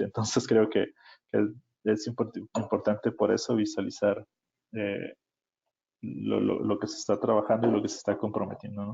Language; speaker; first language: Spanish; native; Spanish